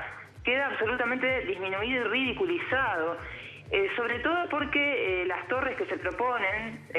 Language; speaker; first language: Spanish; native; Spanish